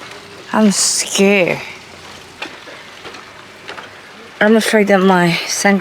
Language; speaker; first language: English; non-native, fluent; Burmese